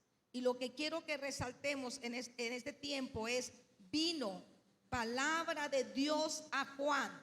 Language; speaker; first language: Spanish; native; Spanish